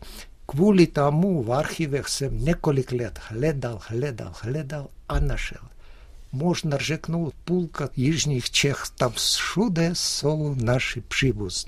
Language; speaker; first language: Czech; early bilingual, heritage; Czech